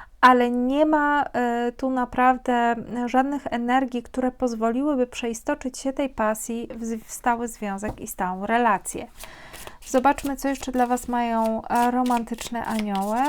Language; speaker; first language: Polish; native; Polish